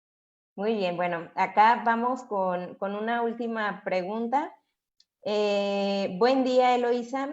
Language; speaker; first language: Spanish; native; Spanish